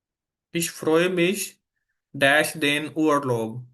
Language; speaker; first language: German; non-native, fluent; Urdu